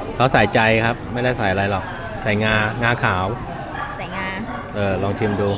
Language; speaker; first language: Thai; non-native, fluent; Chinese